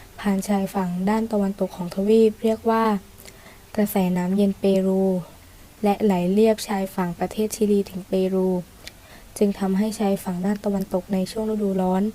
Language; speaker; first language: Thai; native; Thai